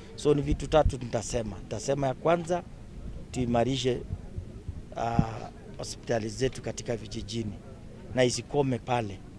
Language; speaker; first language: Swahili; non-native, local second language; Kalenjin